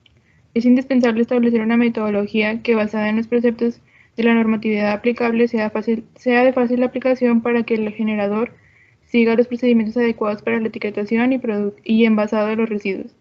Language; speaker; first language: Spanish; native; Spanish